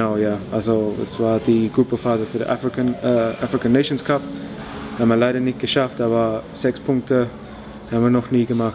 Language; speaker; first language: German; non-native, learner; English